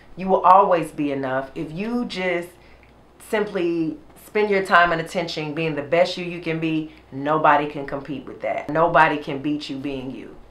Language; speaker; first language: English; native; English